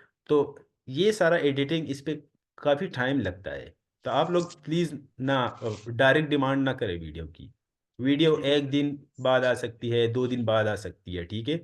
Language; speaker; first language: Hindi; non-native, local second language; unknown